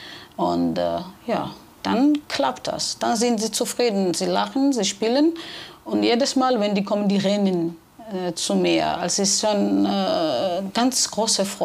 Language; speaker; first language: German; non-native, fluent; Georgian